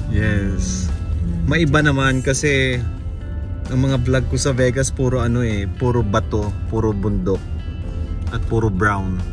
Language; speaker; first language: Filipino; native; Filipino